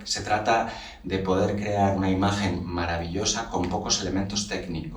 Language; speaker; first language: Spanish; native; Spanish